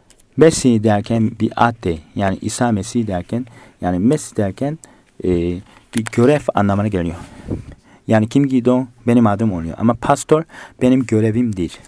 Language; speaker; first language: Turkish; non-native, fluent; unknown